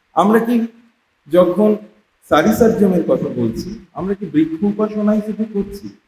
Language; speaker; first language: Bangla; native; Bangla